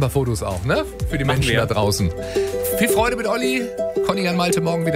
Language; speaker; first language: German; native; German